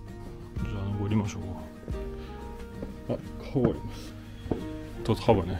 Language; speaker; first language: Japanese; non-native, learner; French